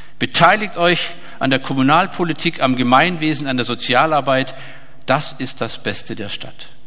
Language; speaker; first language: German; native; German